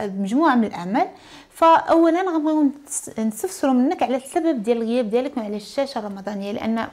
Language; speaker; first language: Arabic; native; Arabic